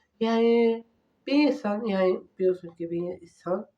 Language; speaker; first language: Turkish; non-native, learner; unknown